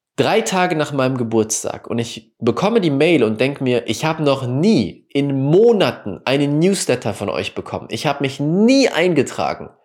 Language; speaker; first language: German; native; German